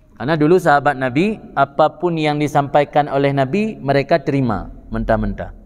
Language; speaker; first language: Malay; non-native, local second language; Achinese